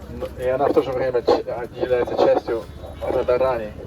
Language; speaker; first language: Russian; native; Russian